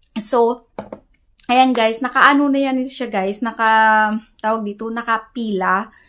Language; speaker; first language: Filipino; non-native, local second language; Hiligaynon